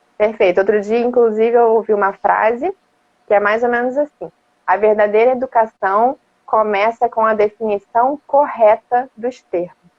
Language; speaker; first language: Portuguese; native; Portuguese